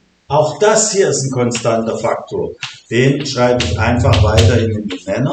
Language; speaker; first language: German; native; German